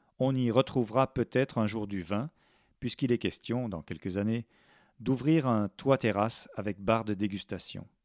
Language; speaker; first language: French; native; French